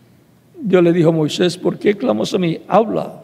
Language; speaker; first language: Spanish; native; Spanish